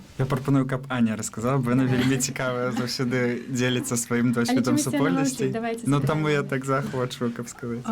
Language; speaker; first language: Belarusian; native; Belarusian